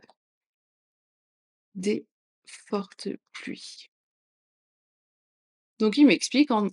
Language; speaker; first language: French; native; French